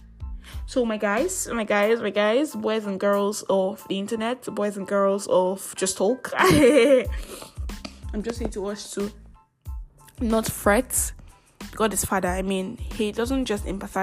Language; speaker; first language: English; non-native, local second language; Igbo